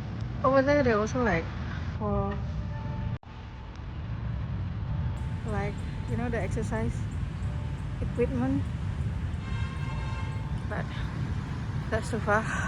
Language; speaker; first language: English; non-native, learner; Indonesian